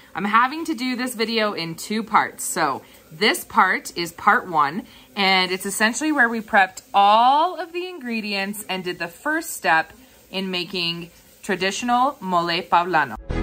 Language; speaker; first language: English; native; English